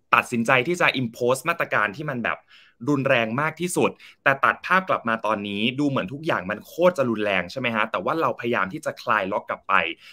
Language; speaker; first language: Thai; native; Thai